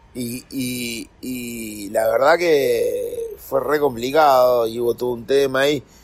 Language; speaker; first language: Spanish; native; Spanish